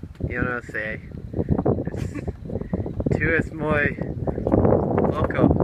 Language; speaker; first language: Spanish; non-native, learner; English